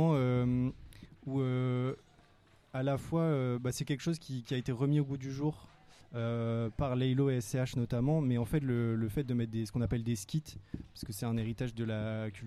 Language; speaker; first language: French; native; French